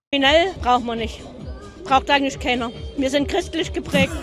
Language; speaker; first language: German; native; German